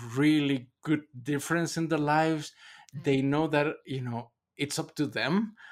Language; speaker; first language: English; non-native, fluent; Spanish